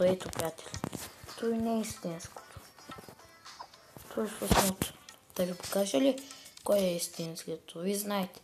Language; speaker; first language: Bulgarian; non-native, local second language; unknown